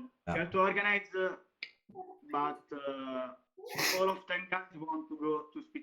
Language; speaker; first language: English; non-native, learner; Italian